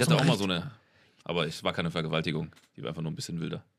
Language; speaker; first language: German; native; German